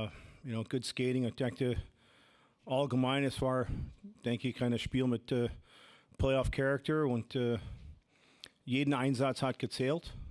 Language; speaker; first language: German; non-native, fluent; English